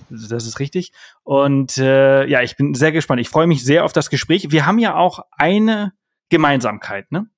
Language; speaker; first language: German; early bilingual, heritage; German